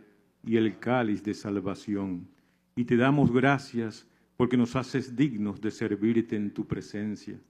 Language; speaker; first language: Spanish; native; Spanish